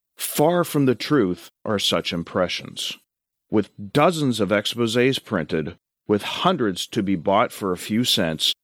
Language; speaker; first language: English; native; English